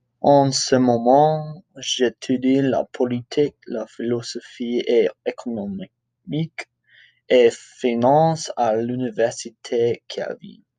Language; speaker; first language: French; non-native, learner; English